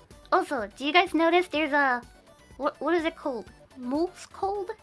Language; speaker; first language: English; non-native, fluent; Japanese